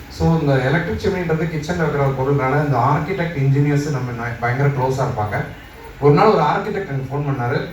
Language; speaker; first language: Tamil; non-native, local second language; Malayalam